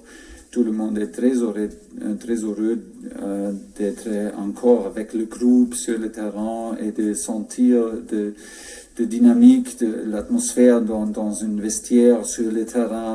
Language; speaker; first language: French; non-native, fluent; German